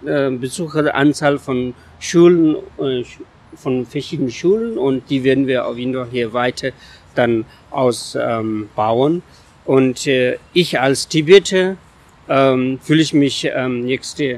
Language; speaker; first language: German; non-native, fluent; Tibetan